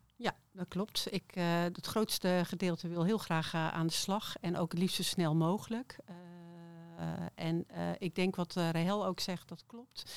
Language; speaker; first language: Dutch; native; Dutch